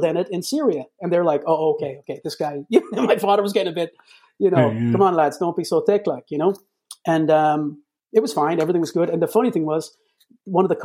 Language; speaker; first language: English; native; English